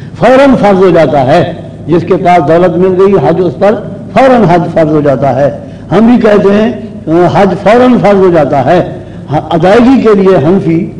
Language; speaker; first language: Urdu; native; Urdu